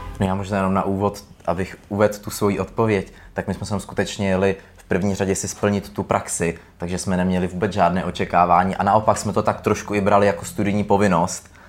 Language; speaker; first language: Czech; native; Czech